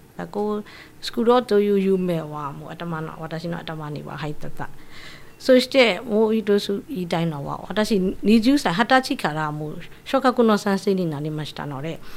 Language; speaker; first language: Japanese; non-native, fluent; Burmese